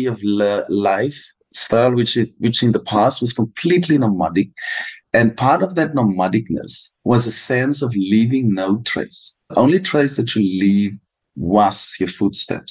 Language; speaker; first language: English; non-native, local second language; Afrikaans